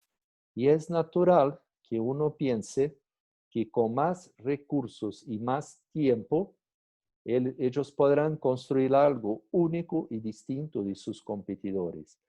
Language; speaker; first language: Spanish; non-native, fluent; Portuguese